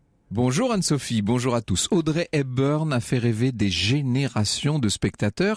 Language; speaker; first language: French; native; French